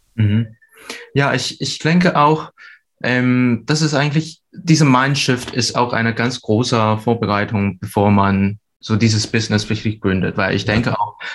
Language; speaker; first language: German; non-native, fluent; Cantonese